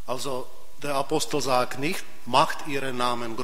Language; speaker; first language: German; non-native, fluent; Czech